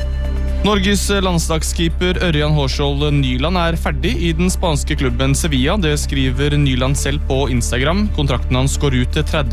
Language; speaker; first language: Norwegian; native; Norwegian